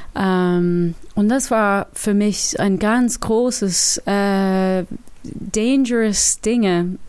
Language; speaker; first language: German; non-native, learner; English